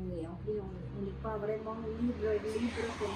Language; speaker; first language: French; non-native, fluent; Khmer